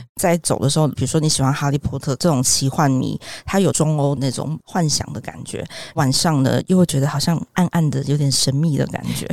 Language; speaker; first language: Chinese; native; Chinese